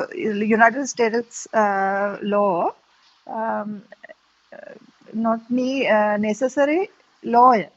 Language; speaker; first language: English; non-native, learner; Sinhala